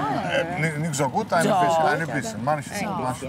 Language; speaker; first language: German; non-native, learner; Greek